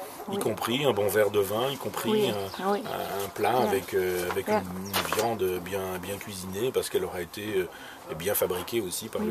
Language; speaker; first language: French; native; French